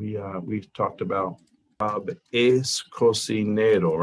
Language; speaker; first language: Spanish; non-native, fluent; English